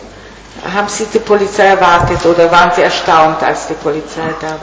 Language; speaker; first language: German; non-native, fluent; Italian